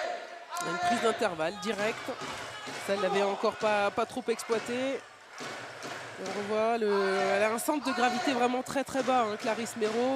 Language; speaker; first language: French; native; French